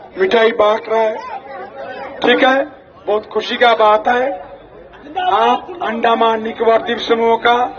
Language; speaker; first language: Hindi; non-native, local second language; Bangla